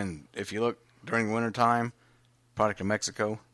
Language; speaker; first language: English; native; English